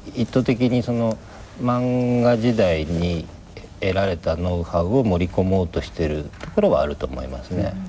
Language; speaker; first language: Japanese; native; Japanese